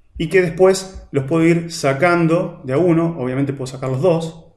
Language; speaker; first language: Spanish; native; Spanish